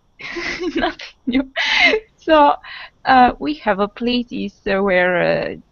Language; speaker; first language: English; non-native, fluent; Italian